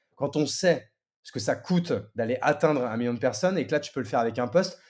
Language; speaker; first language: French; native; French